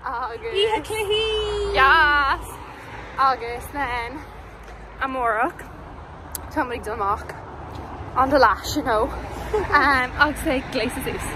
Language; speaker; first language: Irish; non-native, local second language; English